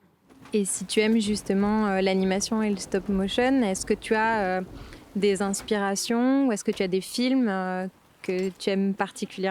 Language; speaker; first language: French; native; French